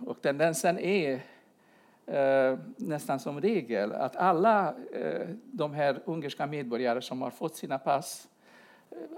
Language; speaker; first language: Swedish; non-native, fluent; Hungarian